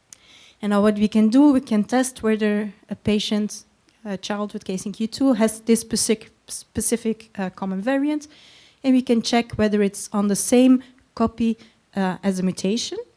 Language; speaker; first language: English; non-native, fluent; Dutch